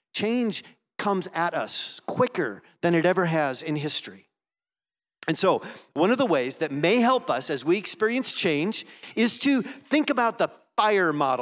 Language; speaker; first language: English; native; English